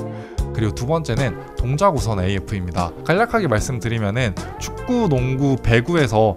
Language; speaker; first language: Korean; native; Korean